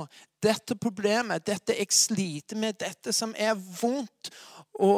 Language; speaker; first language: Norwegian; non-native, fluent; English